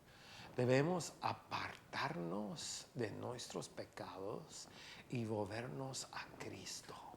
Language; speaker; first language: Spanish; non-native, fluent; English